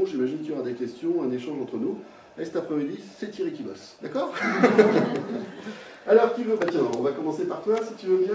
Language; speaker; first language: French; native; French